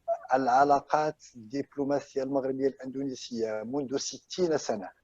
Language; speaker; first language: Arabic; native; Arabic